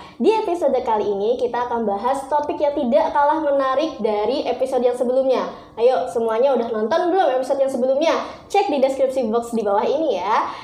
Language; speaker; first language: Indonesian; native; Indonesian